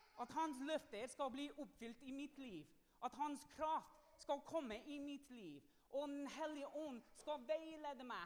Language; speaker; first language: Norwegian; non-native, fluent; English